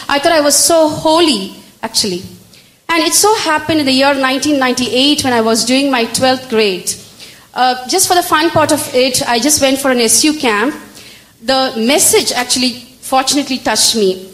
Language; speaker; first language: English; non-native, local second language; Tamil